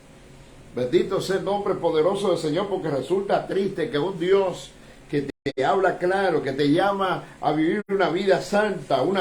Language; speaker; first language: Spanish; native; Spanish